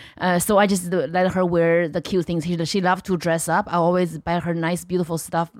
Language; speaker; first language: English; non-native, fluent; Chinese